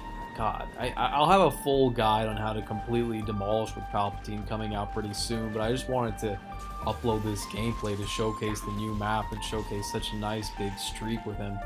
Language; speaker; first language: English; native; English